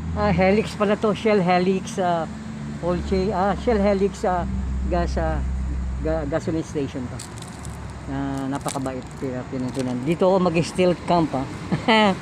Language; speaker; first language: Filipino; native; Filipino